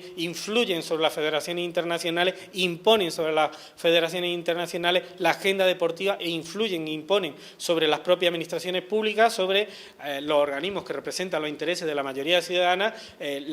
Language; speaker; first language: Spanish; native; Spanish